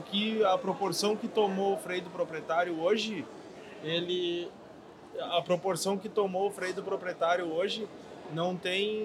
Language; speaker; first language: Portuguese; native; Portuguese